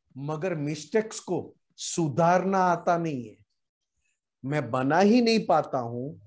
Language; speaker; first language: Hindi; non-native, local second language; Gujarati